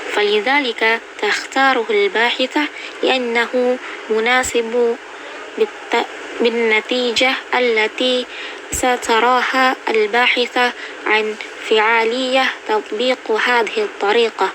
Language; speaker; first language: Arabic; non-native, learner; Indonesian